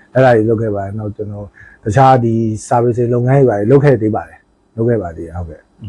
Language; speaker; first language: Burmese; native; Burmese